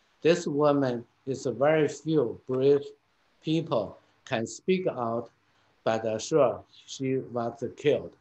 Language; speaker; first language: English; non-native, fluent; Chinese